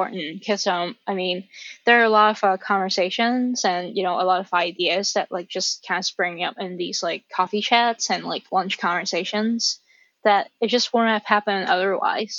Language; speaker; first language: English; non-native, local second language; Cantonese